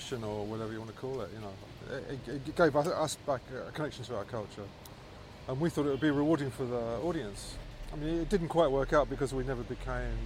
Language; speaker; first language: English; native; English